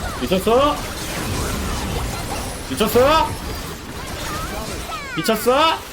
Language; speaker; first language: Korean; native; Korean